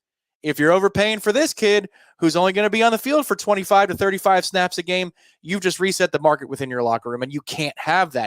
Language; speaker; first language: English; native; English